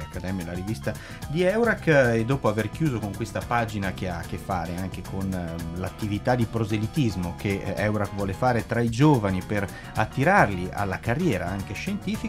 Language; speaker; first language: Italian; native; Italian